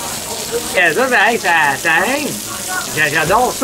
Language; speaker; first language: French; native; French